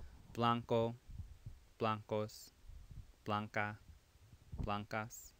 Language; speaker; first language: Spanish; non-native, fluent; English